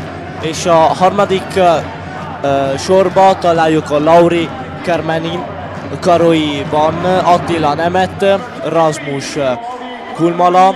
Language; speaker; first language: Hungarian; early bilingual, heritage; Hungarian